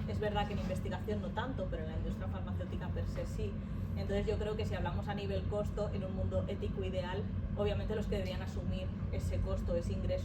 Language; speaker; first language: Spanish; native; Spanish